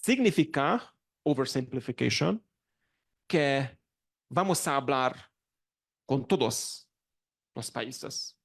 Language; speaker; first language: Spanish; non-native, learner; Hungarian